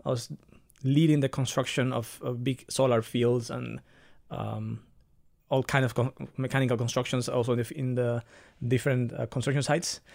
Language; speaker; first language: English; non-native, fluent; Spanish